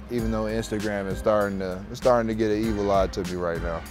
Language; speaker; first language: English; native; English